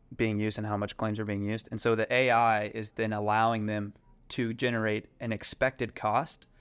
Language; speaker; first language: English; native; English